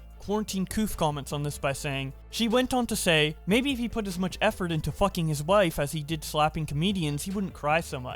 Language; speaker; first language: English; native; English